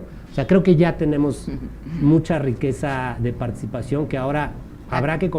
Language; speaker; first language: Spanish; native; Spanish